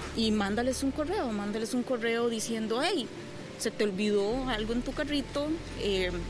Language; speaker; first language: Spanish; native; Spanish